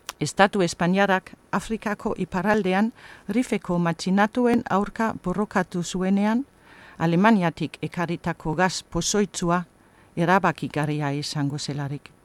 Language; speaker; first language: Basque; non-native, fluent; German